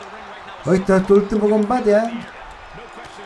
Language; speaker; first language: Spanish; native; Spanish